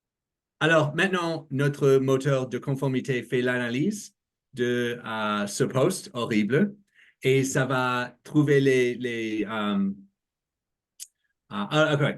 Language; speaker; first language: French; non-native, learner; English